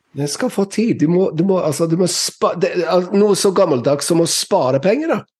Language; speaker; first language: Norwegian; non-native, fluent; English